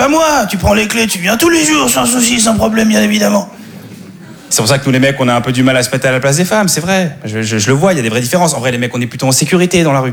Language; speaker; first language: French; native; French